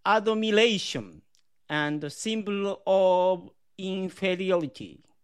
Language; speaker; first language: English; non-native, learner; Japanese